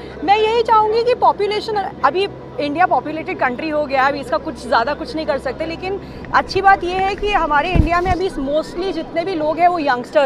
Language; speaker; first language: Hindi; native; Hindi